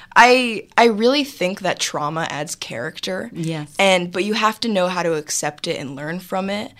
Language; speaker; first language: English; native; English